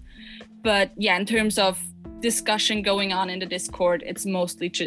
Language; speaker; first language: English; non-native, fluent; German